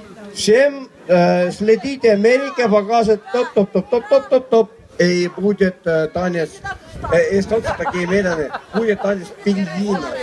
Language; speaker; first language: Russian; non-native, fluent; Estonian